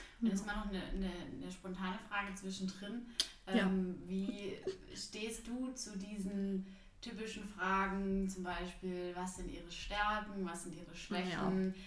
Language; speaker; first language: German; native; German